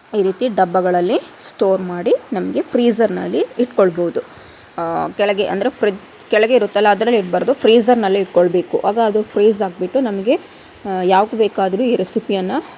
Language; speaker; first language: Kannada; non-native, local second language; Kodava